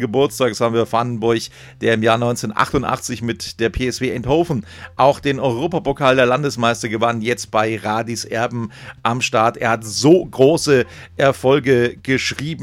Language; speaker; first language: German; native; German